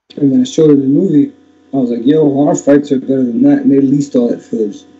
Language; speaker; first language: English; native; English